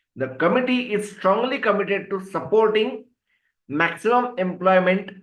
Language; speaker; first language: English; non-native, local second language; Marathi